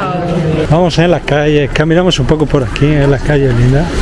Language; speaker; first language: Spanish; non-native, fluent; Italian